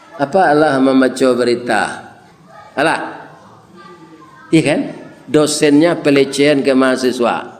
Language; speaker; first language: Malay; non-native, local second language; Minangkabau